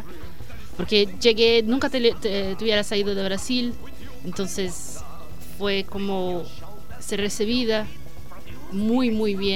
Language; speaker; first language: Spanish; non-native, learner; Portuguese